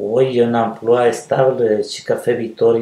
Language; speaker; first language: French; non-native, fluent; Spanish